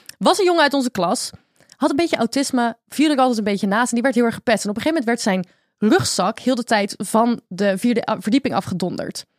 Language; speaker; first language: Dutch; native; Dutch